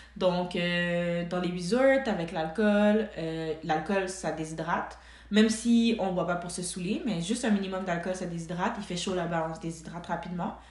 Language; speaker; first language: French; early bilingual, other home language; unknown